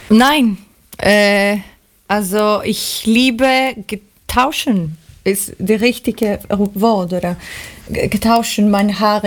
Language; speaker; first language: German; non-native, learner; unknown